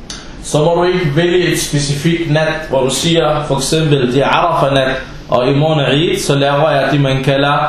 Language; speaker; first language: Danish; non-native, fluent; Arabic